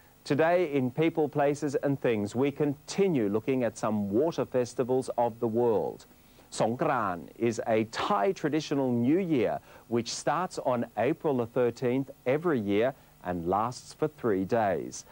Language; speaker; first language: English; native; English